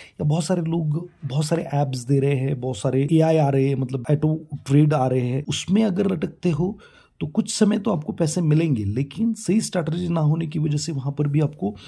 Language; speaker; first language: Hindi; non-native, local second language; Marathi